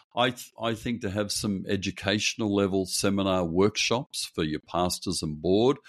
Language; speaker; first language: English; native; English